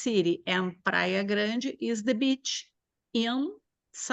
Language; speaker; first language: English; non-native, learner; Portuguese